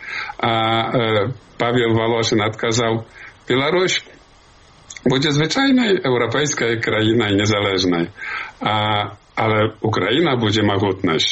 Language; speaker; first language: Polish; non-native, learner; Belarusian